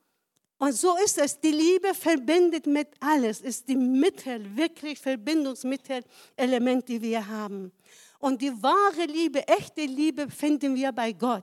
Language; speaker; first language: German; non-native, fluent; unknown